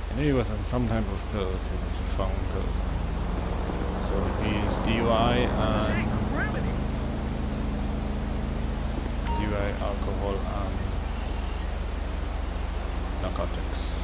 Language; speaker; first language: English; native; English